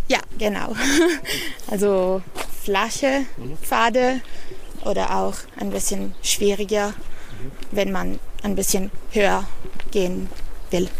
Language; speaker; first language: German; non-native, fluent; Italian